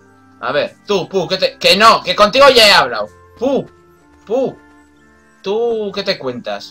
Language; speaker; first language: Spanish; native; Spanish